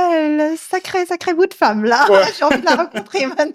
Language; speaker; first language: French; native; French